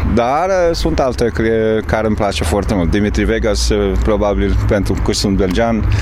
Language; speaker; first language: Romanian; non-native, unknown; Dutch